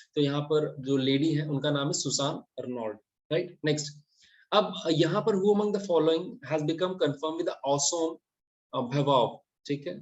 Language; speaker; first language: Hindi; native; Hindi